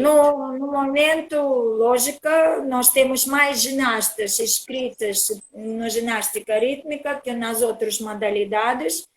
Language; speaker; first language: Portuguese; non-native, learner; Russian